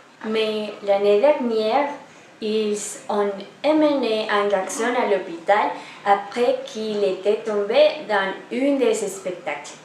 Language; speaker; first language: French; non-native, learner; Spanish